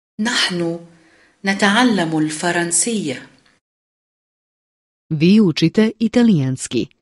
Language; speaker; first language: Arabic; non-native, fluent; Bosnian